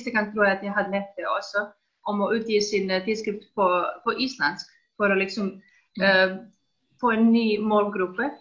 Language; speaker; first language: Danish; non-native, fluent; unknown